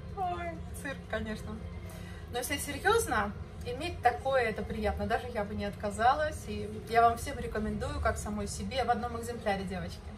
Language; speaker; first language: Russian; native; Russian